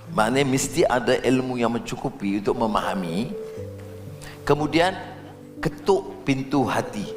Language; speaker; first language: Malay; native; Malay